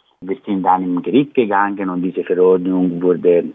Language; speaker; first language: German; non-native, learner; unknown